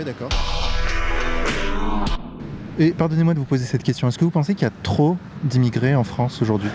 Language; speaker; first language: French; native; French